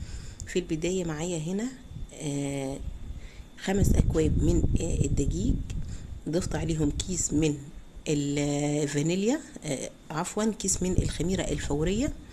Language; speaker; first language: Arabic; native; Arabic